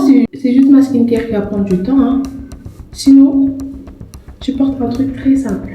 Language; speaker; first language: French; non-native, local second language; Wolof